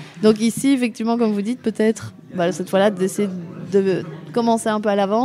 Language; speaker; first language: French; native; French